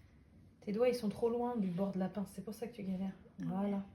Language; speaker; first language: French; native; French